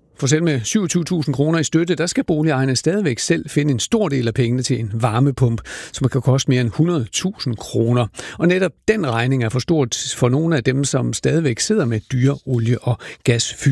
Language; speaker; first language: Danish; native; Danish